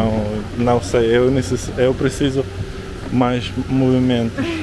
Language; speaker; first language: Portuguese; non-native, learner; Russian